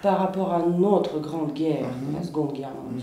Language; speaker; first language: French; non-native, fluent; Russian